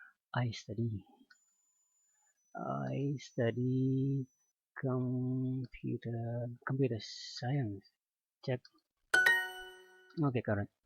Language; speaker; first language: English; non-native, learner; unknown